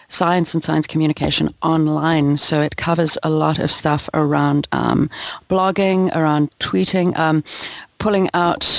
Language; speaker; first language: English; native; English